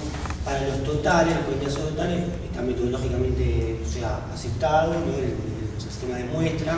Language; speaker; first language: Spanish; native; Spanish